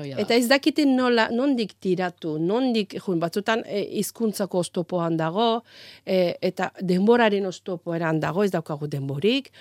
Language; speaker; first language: Basque; non-native, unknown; Azerbaijani